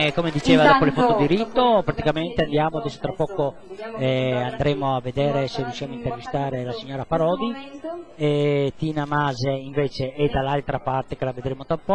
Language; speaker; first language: Italian; native; Italian